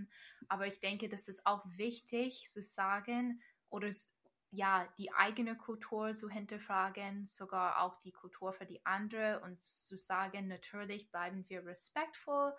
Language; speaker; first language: German; non-native, fluent; English